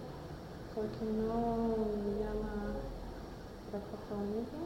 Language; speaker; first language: Spanish; non-native, learner; Swedish